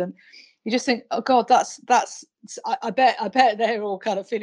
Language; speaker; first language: English; native; English